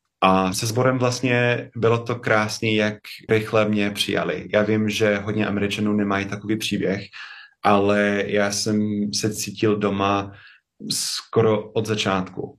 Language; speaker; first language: Czech; non-native, fluent; English